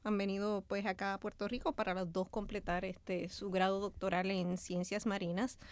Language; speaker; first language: Spanish; native; Spanish